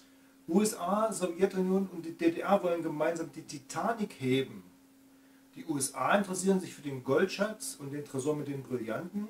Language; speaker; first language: German; native; German